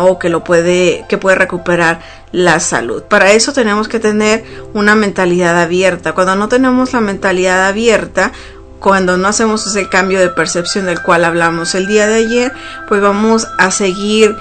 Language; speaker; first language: Spanish; native; Spanish